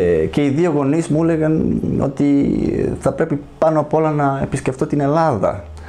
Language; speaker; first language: Greek; non-native, fluent; Serbian